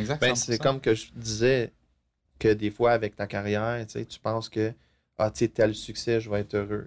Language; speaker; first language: French; native; French